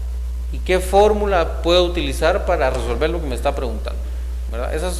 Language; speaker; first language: Spanish; native; Spanish